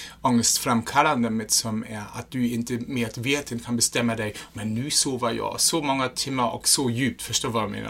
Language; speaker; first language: Swedish; non-native, fluent; German